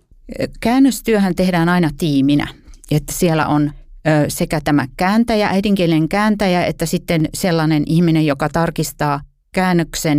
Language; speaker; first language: Finnish; native; Finnish